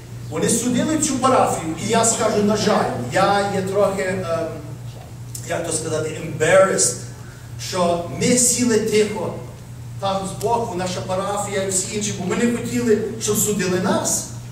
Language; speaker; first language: Ukrainian; early bilingual, heritage; Ukrainian